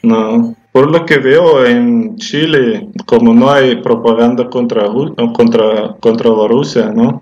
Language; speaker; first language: Spanish; non-native, fluent; Russian